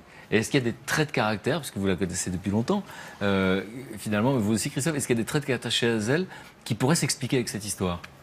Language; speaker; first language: French; native; French